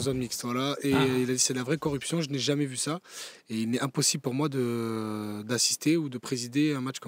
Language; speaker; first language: French; native; French